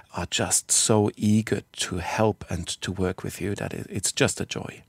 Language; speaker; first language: English; non-native, fluent; Swiss German